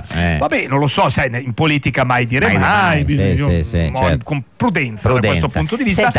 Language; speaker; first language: Italian; native; Italian